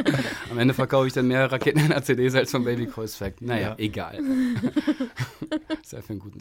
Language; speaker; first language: German; native; German